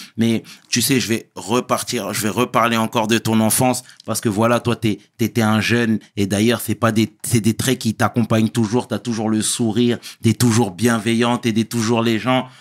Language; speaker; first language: French; early bilingual, other home language; Lingala